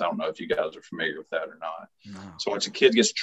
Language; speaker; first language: English; native; English